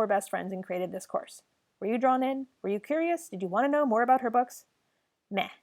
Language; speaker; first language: English; native; English